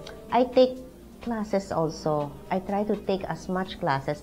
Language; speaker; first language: English; non-native, local second language; Filipino